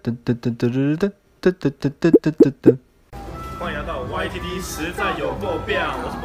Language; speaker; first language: Chinese; native; Chinese